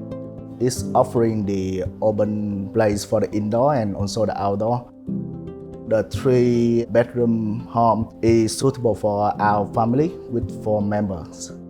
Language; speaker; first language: English; non-native, local second language; Vietnamese